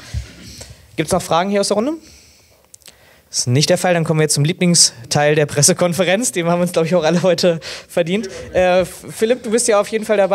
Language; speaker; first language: German; native; German